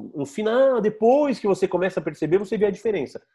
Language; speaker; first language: Portuguese; native; Portuguese